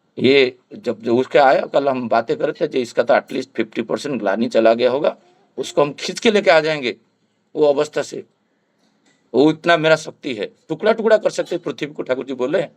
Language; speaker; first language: Hindi; non-native, local second language; Bangla